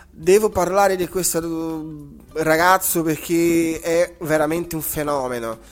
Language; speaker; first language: Italian; non-native, fluent; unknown